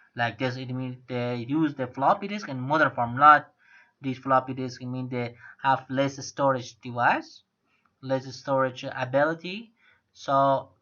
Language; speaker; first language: English; non-native, fluent; Persian